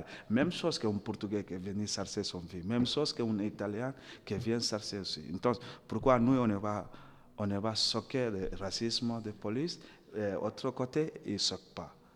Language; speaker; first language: French; non-native, learner; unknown